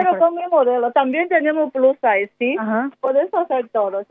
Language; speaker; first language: Spanish; non-native, learner; Korean